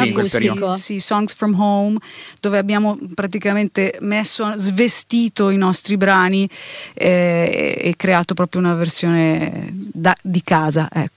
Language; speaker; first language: Italian; native; Italian